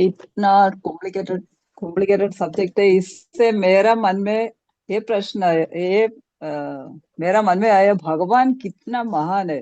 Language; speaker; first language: Hindi; non-native, local second language; Bangla